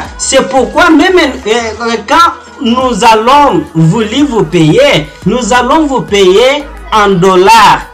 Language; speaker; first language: French; non-native, learner; Portuguese